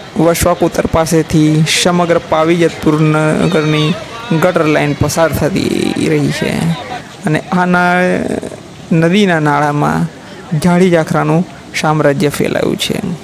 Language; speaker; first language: Gujarati; native; Gujarati